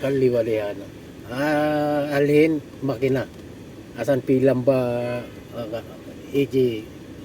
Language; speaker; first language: Arabic; non-native, learner; Filipino